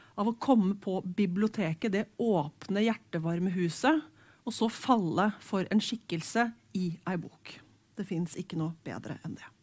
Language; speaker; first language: Norwegian; native; Norwegian